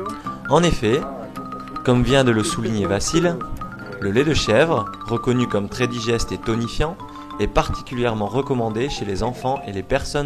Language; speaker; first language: French; native; French